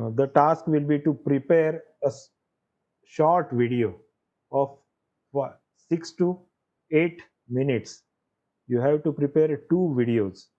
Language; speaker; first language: English; non-native, local second language; Marathi